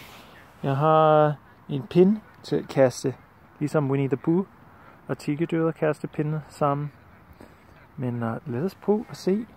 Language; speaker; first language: Danish; non-native, learner; English